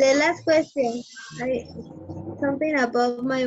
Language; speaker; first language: English; non-native, learner; Spanish